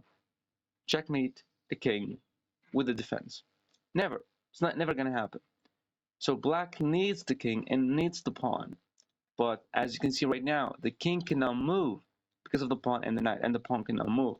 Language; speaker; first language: English; non-native, fluent; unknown